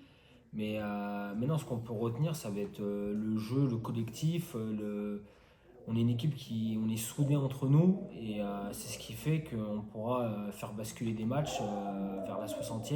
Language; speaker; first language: French; native; French